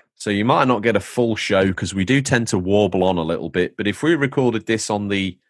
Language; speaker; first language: English; native; English